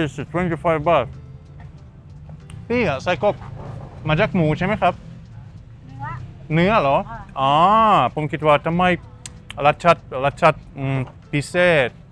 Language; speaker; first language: Thai; non-native, learner; Russian